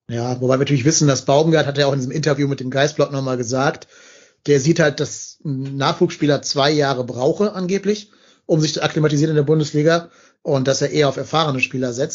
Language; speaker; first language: German; native; German